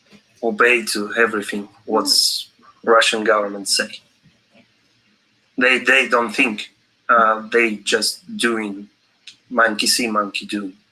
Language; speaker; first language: English; non-native, fluent; Russian